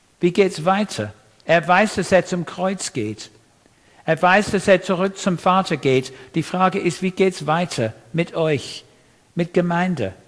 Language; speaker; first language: German; non-native, fluent; English